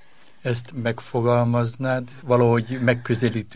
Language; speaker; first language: Hungarian; native; Hungarian